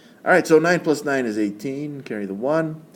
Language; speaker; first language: English; native; English